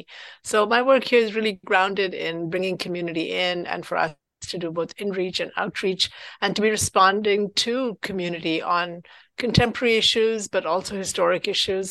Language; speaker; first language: English; non-native, local second language; Punjabi